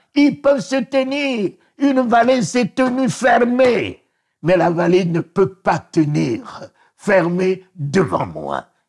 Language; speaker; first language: French; non-native, local second language; Sango